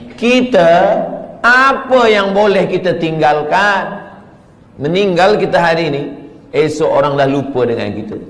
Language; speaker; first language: Malay; native; Malay